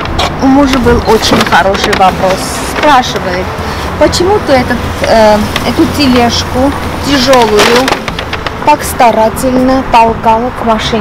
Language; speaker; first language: Russian; non-native, fluent; Armenian